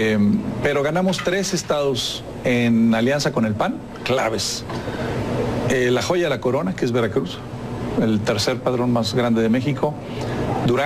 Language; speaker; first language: Spanish; native; Spanish